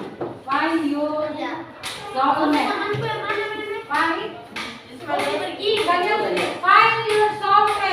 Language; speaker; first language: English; non-native, learner; Indonesian